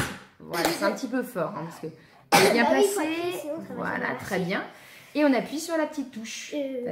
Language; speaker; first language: French; native; French